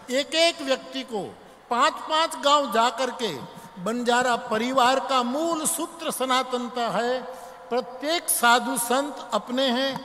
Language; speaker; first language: Hindi; non-native, local second language; Gujarati